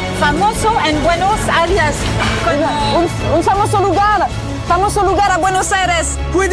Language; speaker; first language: Spanish; non-native, learner; French